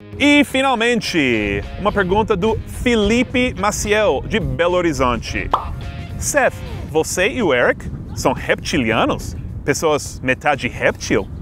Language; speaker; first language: Portuguese; non-native, fluent; English